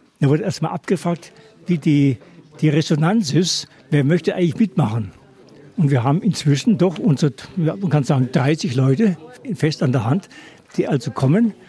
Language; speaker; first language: German; native; German